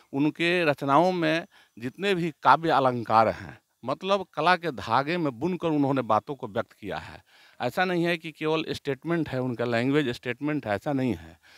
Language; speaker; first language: Hindi; native; Hindi